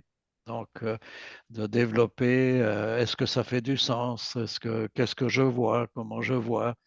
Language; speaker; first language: French; native; French